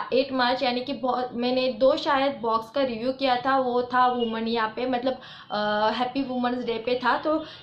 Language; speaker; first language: Hindi; non-native, local second language; Marathi